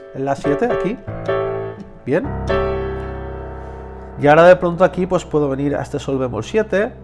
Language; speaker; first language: Spanish; native; Spanish